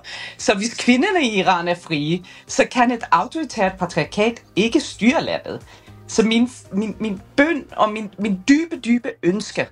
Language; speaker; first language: Danish; non-native, fluent; Persian